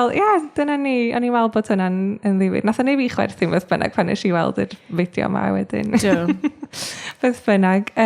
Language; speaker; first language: Welsh; native; Welsh